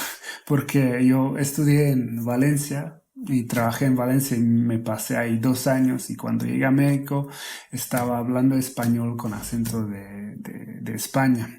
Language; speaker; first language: Spanish; non-native, fluent; Hungarian